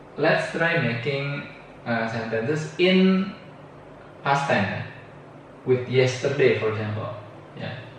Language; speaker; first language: English; non-native, fluent; Indonesian